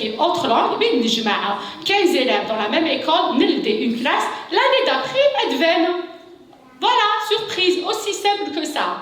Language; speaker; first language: French; non-native, local second language; Kabyle